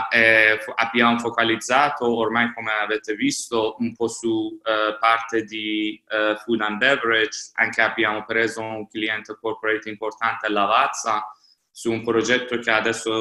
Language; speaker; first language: Italian; non-native, fluent; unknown